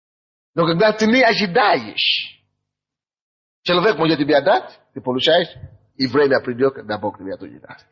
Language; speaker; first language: Russian; non-native, fluent; Yoruba